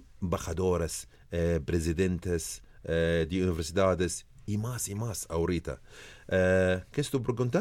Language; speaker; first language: Spanish; non-native, learner; Arabic